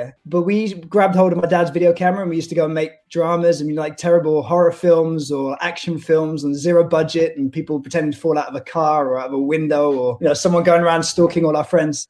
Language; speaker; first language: English; native; English